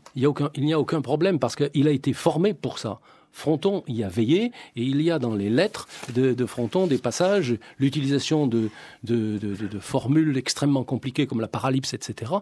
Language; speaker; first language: French; native; French